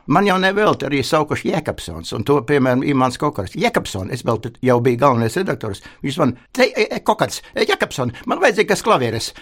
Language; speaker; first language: Latvian; native; Latvian